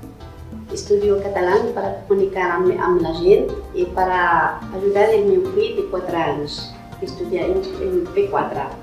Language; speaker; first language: Catalan; non-native, learner; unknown